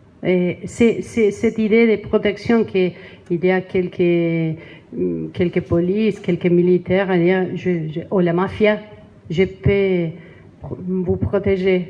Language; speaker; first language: French; non-native, learner; Spanish